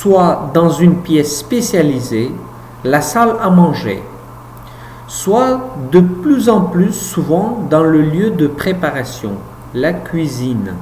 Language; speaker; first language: French; non-native, fluent; Uzbek